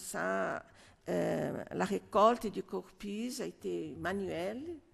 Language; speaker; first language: French; non-native, fluent; Portuguese